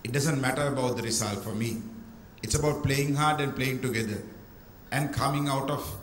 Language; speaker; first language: English; non-native, local second language; Sinhala